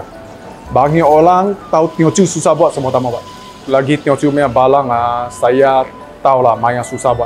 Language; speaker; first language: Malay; non-native, local second language; Chinese